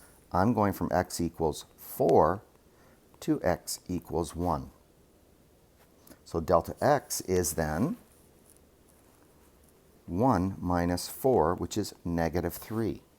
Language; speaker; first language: English; native; English